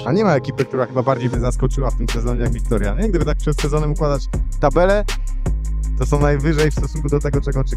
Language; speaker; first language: Polish; native; Polish